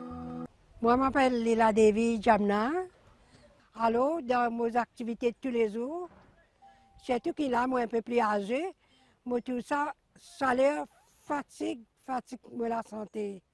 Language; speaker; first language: French; non-native, learner; Morisyen